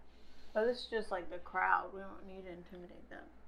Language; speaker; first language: English; native; English